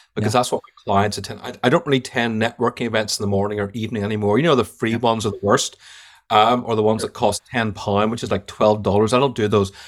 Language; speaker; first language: English; native; English